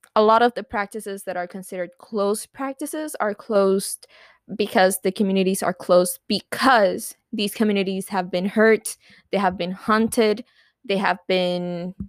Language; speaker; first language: English; non-native, fluent; Spanish